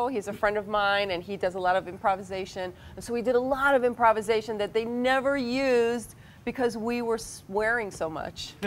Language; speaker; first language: English; early bilingual, other home language; Spanish